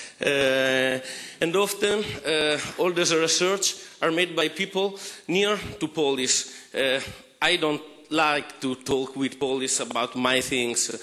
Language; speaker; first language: English; non-native, fluent; Italian